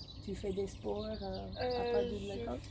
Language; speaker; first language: French; non-native, fluent; English